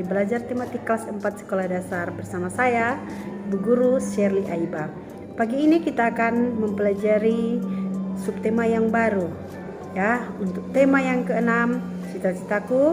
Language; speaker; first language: Indonesian; native; Indonesian